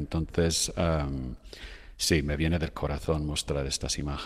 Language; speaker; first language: Spanish; non-native, fluent; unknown